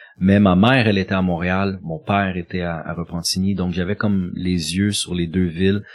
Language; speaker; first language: French; native; French